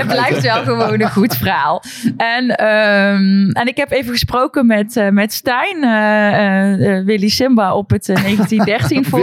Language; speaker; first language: Dutch; native; Dutch